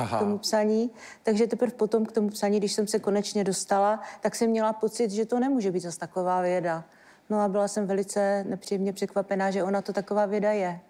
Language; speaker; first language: Czech; native; Czech